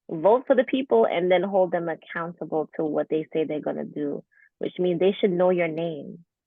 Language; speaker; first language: English; native; English